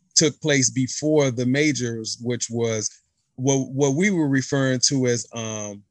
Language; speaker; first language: English; native; English